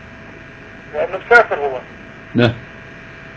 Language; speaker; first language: Arabic; native; Arabic